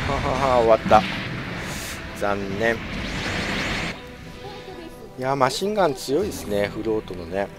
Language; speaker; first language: Japanese; native; Japanese